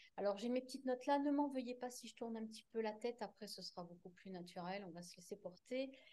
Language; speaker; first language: French; native; French